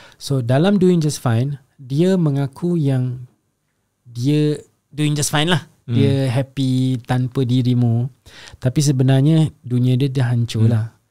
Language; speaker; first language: Malay; native; Malay